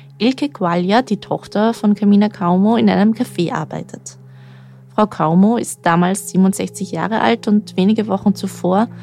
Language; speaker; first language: German; native; German